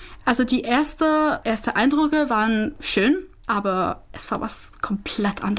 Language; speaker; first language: German; non-native, fluent; Czech